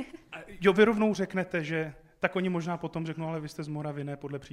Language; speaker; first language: Czech; native; Czech